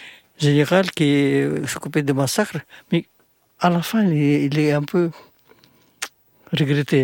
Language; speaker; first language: French; non-native, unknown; Indonesian